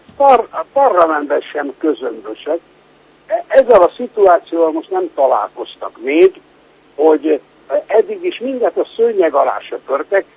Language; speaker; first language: Hungarian; native; Hungarian